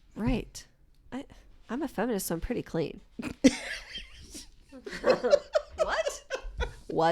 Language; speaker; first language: English; native; English